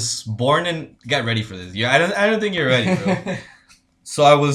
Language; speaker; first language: English; non-native, fluent; Spanish